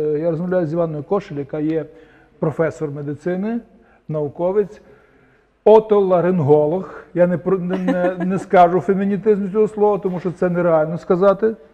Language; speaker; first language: Ukrainian; native; Ukrainian